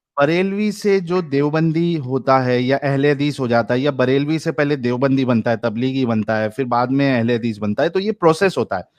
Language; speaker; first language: Hindi; native; Hindi